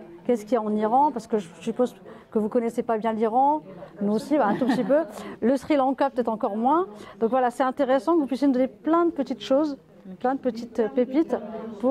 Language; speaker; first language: French; native; French